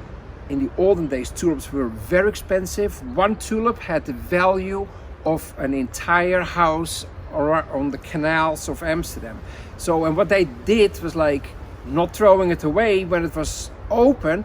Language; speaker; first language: English; non-native, fluent; Dutch